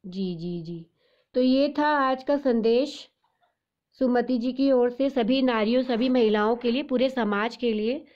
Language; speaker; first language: Hindi; native; Hindi